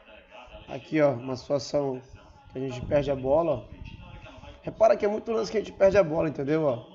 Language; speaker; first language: Portuguese; native; Portuguese